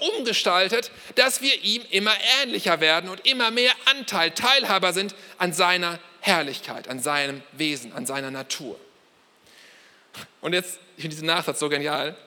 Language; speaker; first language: German; native; German